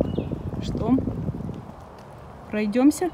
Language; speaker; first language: Russian; native; Russian